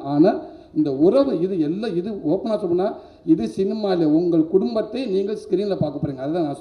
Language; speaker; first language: Tamil; native; Tamil